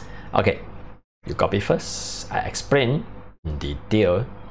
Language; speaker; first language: English; non-native, local second language; Chinese